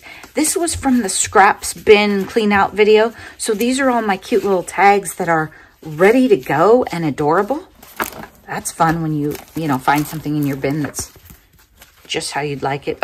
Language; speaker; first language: English; native; English